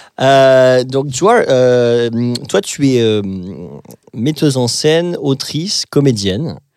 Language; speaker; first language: French; native; French